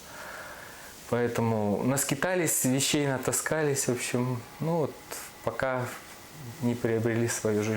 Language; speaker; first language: Russian; native; Russian